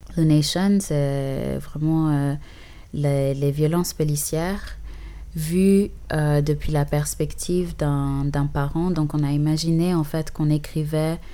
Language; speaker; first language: French; early bilingual, other home language; English